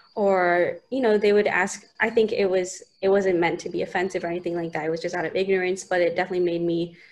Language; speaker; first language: English; native; English